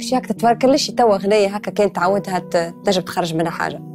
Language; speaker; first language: Arabic; native; Arabic